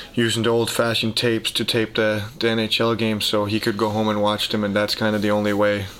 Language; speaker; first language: English; early bilingual, heritage; Danish